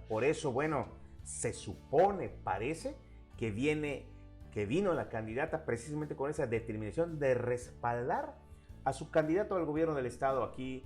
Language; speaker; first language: Spanish; native; Spanish